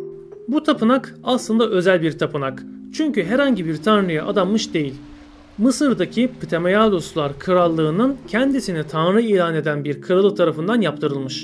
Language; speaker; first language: Turkish; native; Turkish